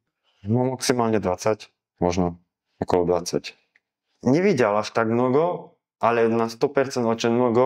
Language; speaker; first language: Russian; non-native, learner; Slovak